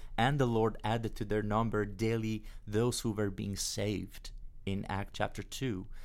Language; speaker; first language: English; non-native, fluent; Persian